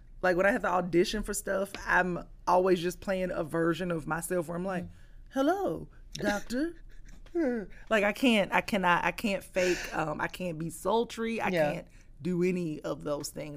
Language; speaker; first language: English; native; English